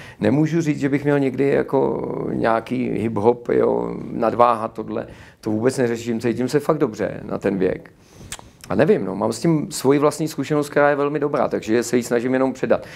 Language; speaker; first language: Czech; native; Czech